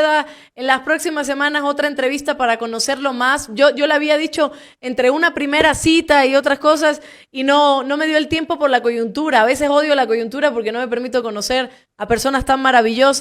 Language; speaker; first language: Spanish; native; Spanish